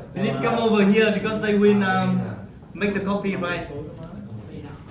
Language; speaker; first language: English; non-native, learner; Vietnamese